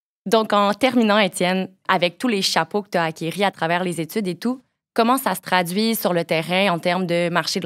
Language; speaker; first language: French; native; French